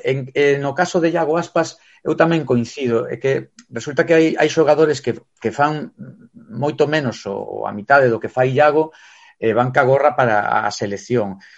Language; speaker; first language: Galician; non-native, local second language; Spanish